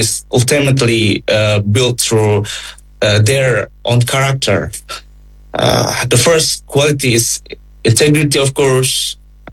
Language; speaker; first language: English; non-native, fluent; Indonesian